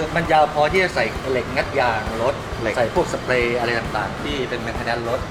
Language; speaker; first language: Thai; native; Thai